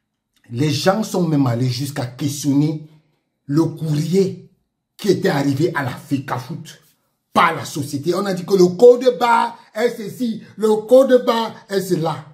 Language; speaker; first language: French; native; French